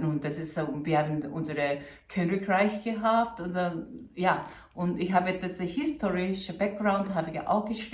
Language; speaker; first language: German; non-native, fluent; Korean